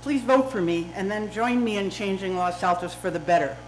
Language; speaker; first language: English; native; English